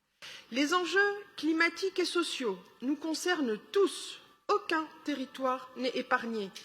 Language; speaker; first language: French; native; French